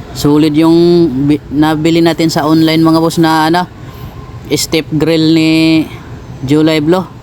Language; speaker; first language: Filipino; native; Filipino